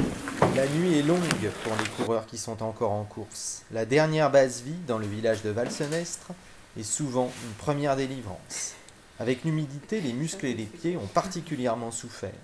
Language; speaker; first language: French; native; French